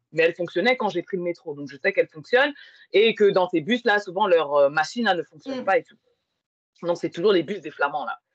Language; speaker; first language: French; native; French